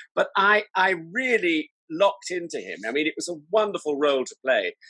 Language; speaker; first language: English; native; English